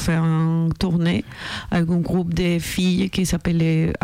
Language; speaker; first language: French; non-native, fluent; Spanish